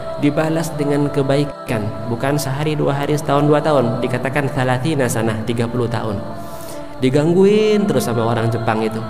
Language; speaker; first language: Indonesian; native; Indonesian